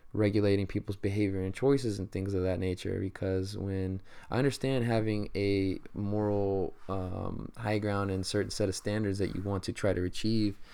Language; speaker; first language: English; early bilingual, other home language; Spanish